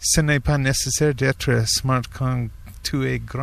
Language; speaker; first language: French; non-native, learner; English